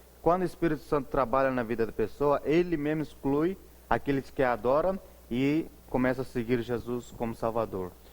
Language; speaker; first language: Portuguese; non-native, fluent; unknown